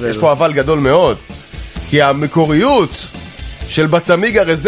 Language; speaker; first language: Hebrew; native; Hebrew